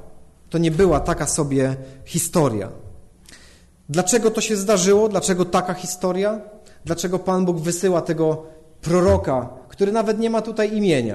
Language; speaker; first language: Polish; native; Polish